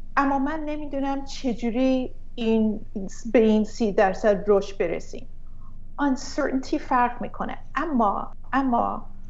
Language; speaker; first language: Persian; early bilingual, heritage; Persian